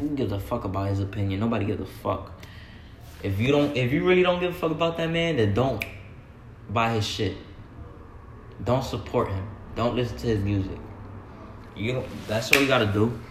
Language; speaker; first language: English; native; English